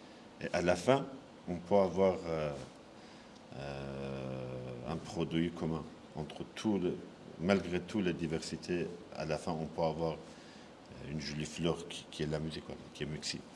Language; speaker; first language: French; non-native, fluent; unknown